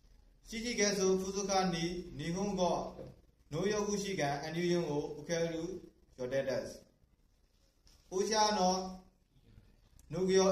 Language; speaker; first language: Japanese; non-native, learner; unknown